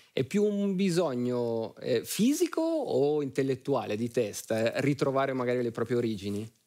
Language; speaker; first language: Italian; native; Italian